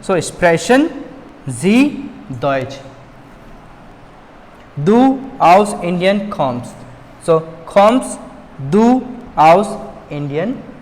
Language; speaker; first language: German; non-native, fluent; Hindi